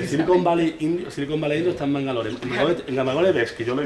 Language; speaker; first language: Spanish; native; Spanish